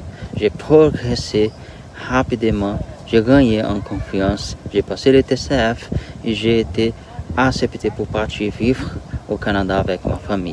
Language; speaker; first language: French; non-native, fluent; Portuguese